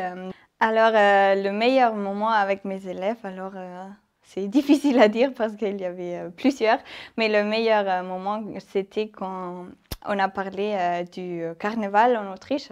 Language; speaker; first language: French; non-native, fluent; German